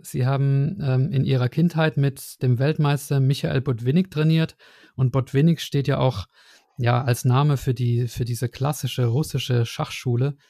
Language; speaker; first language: German; native; German